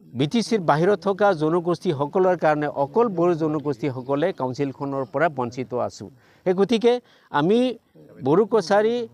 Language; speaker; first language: Assamese; non-native, local second language; Bodo